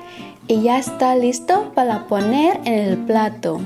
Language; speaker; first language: Spanish; non-native, fluent; Thai